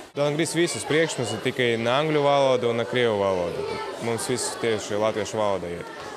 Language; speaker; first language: Latvian; non-native, local second language; Russian